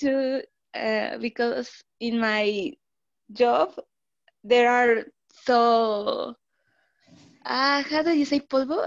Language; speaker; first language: English; non-native, learner; Spanish